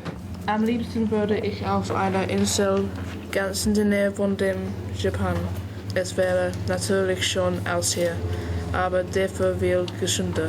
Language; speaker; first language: German; non-native, learner; English